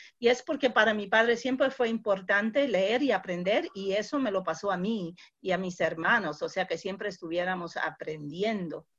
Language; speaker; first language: Spanish; early bilingual, heritage; Spanish